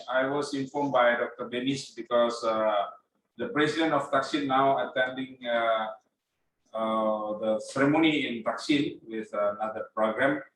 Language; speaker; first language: English; non-native, fluent; Indonesian